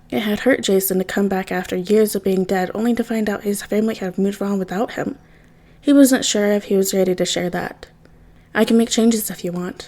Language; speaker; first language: English; native; English